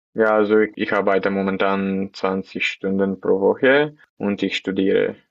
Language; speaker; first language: German; non-native, learner; Bulgarian